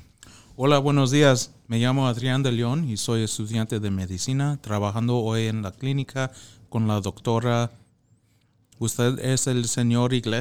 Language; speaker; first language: Spanish; non-native, fluent; English